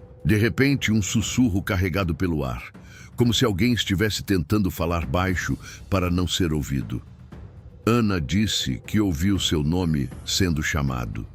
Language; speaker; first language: Portuguese; native; Portuguese